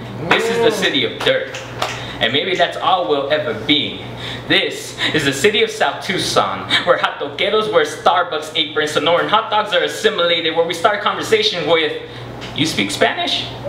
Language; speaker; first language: English; native; English